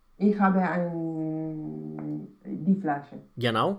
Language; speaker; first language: German; non-native, learner; Romanian